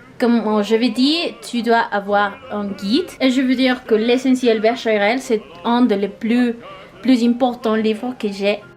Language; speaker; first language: French; non-native, learner; Spanish